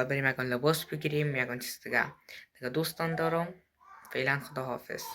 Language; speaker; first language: Persian; native; Persian